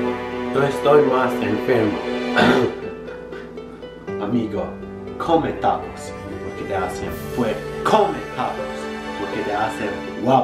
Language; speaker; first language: Spanish; non-native, learner; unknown